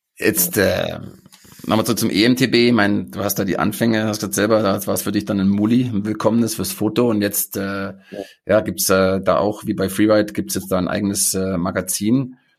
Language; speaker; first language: German; native; German